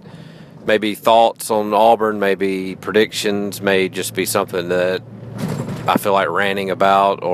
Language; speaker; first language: English; native; English